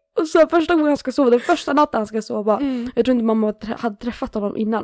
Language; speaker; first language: Swedish; native; Swedish